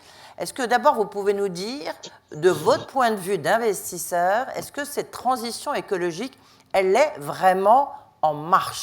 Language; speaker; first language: French; native; French